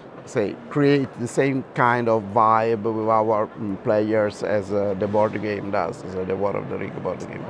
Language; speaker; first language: English; non-native, fluent; Italian